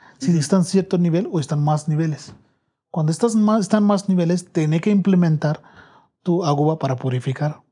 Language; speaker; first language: Spanish; non-native, learner; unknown